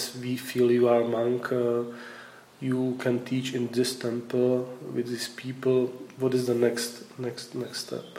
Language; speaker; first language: English; non-native, fluent; Czech